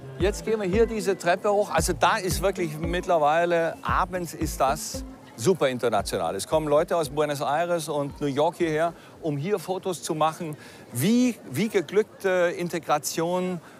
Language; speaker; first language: German; native; German